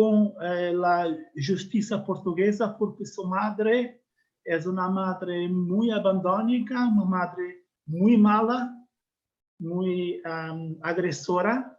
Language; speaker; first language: Spanish; non-native, learner; Portuguese